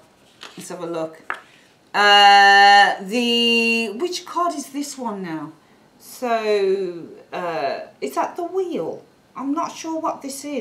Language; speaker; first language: English; native; English